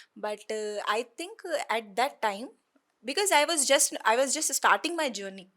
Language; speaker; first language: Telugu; non-native, fluent; Hindi